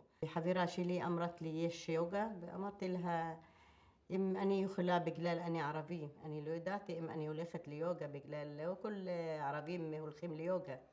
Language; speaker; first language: Hebrew; non-native, local second language; Arabic